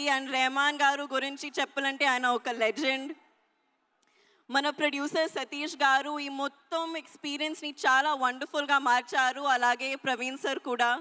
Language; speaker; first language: Telugu; non-native, learner; Hindi